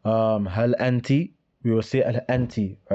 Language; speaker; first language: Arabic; non-native, fluent; English